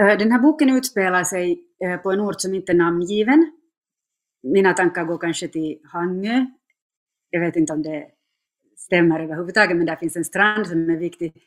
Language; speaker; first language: Swedish; native; Swedish